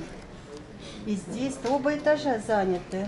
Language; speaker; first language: Russian; native; Russian